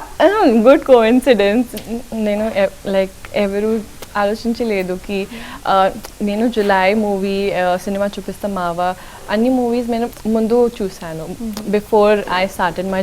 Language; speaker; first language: Telugu; non-native, local second language; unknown